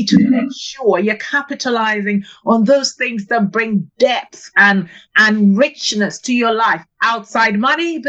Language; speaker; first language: English; non-native, local second language; Akan